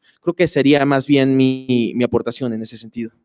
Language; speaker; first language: Spanish; native; Spanish